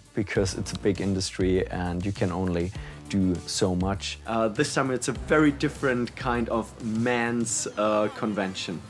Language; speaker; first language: English; non-native, fluent; German